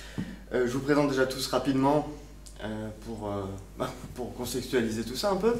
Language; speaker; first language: French; native; French